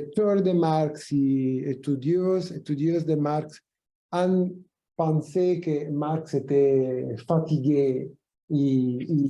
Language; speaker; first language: French; non-native, fluent; Italian